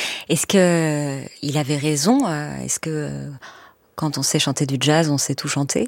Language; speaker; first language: French; native; French